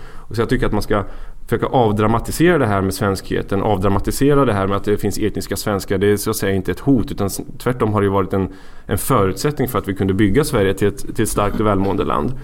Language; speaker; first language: Swedish; native; Swedish